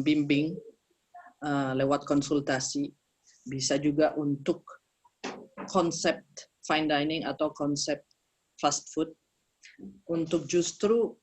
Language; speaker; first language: Indonesian; early bilingual, heritage; Indonesian